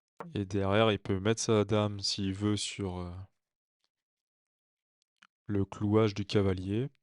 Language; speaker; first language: French; native; French